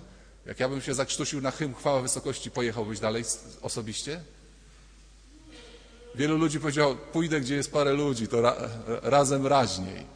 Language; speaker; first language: Polish; native; Polish